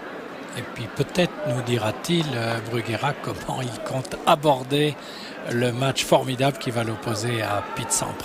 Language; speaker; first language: French; native; French